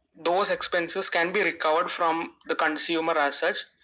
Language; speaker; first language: English; non-native, local second language; Malayalam